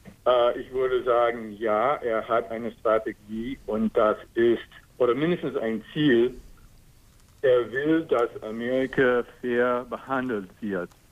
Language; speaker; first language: German; non-native, fluent; English